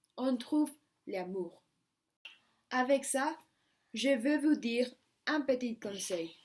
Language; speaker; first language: French; non-native, learner; Spanish